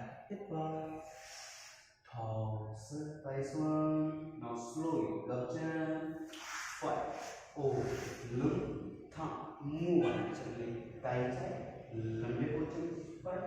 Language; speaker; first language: Vietnamese; non-native, learner; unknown